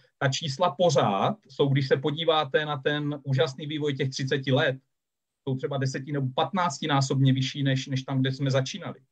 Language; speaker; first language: Czech; native; Czech